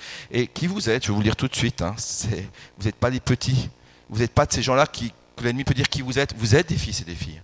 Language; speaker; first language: French; native; French